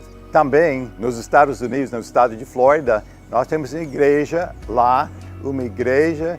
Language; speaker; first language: Portuguese; non-native, learner; English